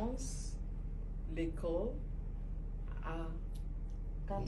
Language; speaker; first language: French; non-native, fluent; Igbo